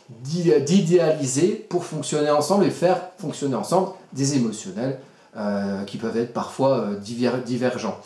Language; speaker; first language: French; native; French